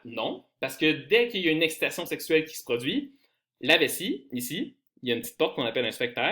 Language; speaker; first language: French; native; French